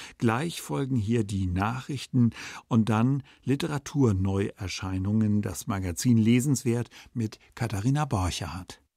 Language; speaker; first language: German; native; German